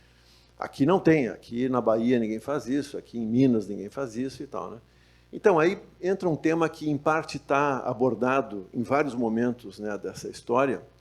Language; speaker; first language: Portuguese; native; Portuguese